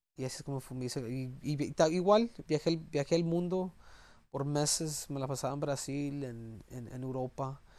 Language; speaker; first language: Spanish; early bilingual, heritage; Spanish